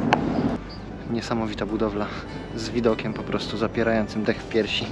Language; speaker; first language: Polish; native; Polish